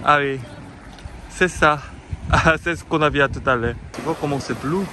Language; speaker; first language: French; non-native, fluent; Korean